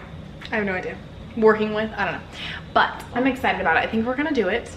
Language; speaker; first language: English; native; English